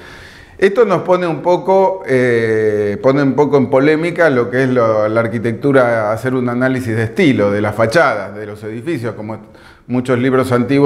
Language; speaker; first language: Spanish; native; Spanish